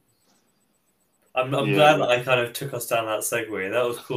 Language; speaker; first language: English; native; English